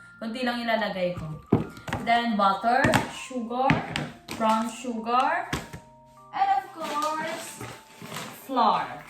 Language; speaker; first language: Filipino; non-native, local second language; Hiligaynon